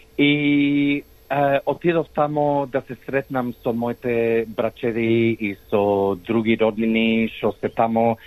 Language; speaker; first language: Macedonian; early bilingual, heritage; Macedonian